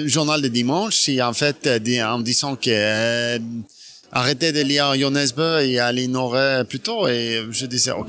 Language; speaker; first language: French; non-native, fluent; Norwegian